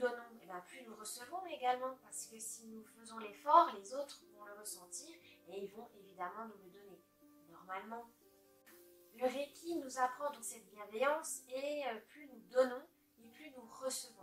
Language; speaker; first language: French; native; French